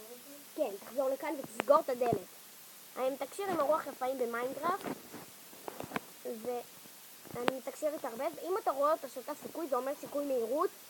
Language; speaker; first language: Hebrew; native; Hebrew